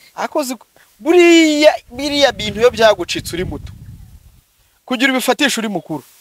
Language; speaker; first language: Kinyarwanda; native; Kinyarwanda